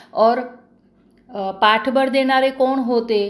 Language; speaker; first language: Hindi; non-native, local second language; Marathi